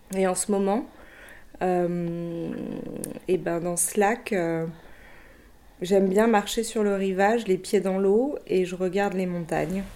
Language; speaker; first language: French; native; French